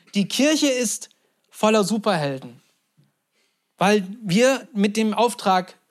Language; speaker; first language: German; non-native, fluent; Turkish